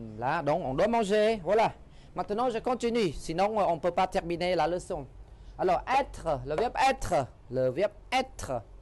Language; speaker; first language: French; non-native, fluent; Khmer